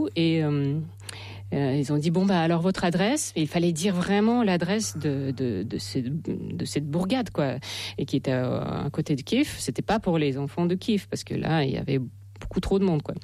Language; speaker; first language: French; non-native, fluent; Russian